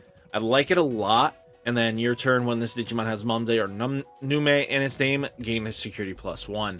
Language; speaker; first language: English; native; English